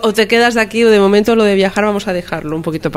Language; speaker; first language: Spanish; native; Spanish